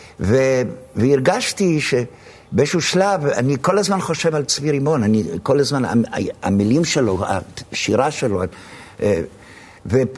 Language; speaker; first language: Hebrew; early bilingual, other home language; Arabic